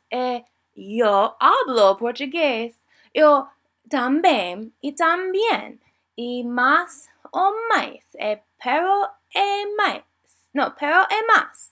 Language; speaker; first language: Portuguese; non-native, learner; English